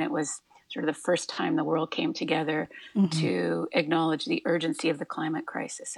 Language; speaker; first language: English; native; English